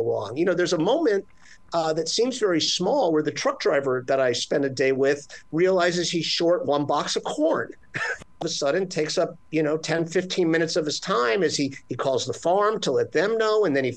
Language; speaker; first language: English; native; English